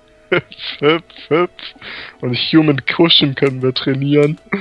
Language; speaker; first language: German; native; German